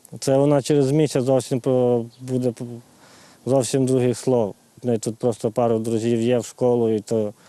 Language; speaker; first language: Ukrainian; native; Ukrainian